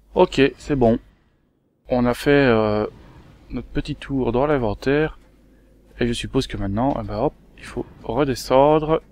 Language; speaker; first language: French; native; French